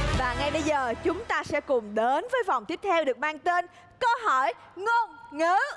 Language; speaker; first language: Vietnamese; native; Vietnamese